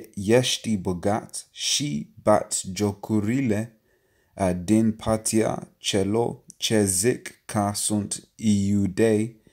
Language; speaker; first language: Romanian; non-native, learner; English